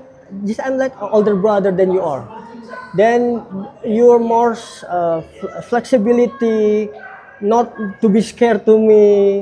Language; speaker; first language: English; non-native, learner; Indonesian